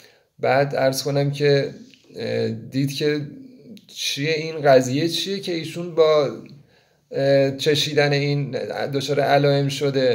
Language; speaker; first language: Persian; native; Persian